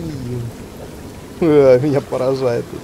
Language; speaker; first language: Russian; native; Russian